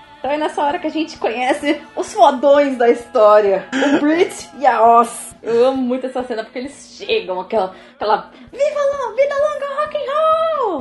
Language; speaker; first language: Portuguese; native; Portuguese